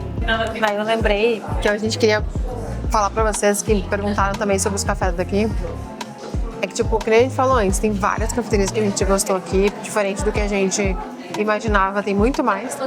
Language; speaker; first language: Portuguese; native; Portuguese